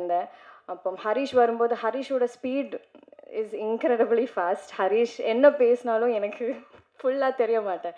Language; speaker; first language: Tamil; non-native, learner; Malayalam